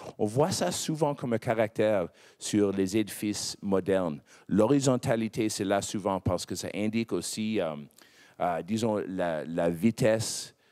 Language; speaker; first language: French; non-native, local second language; English